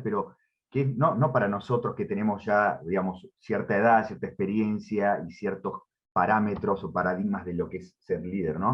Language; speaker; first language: Spanish; native; Spanish